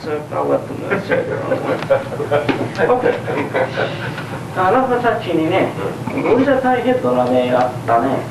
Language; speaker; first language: Japanese; non-native, learner; English